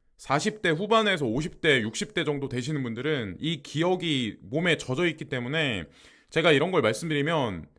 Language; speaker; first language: Korean; native; Korean